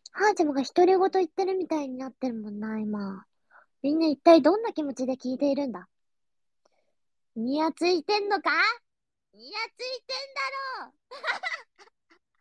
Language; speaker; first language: Japanese; native; Japanese